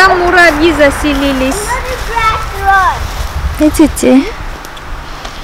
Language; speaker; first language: Russian; non-native, fluent; Armenian